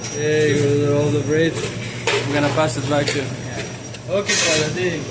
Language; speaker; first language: English; native; English